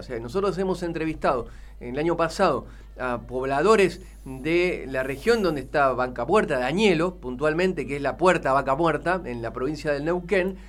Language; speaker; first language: Spanish; native; Spanish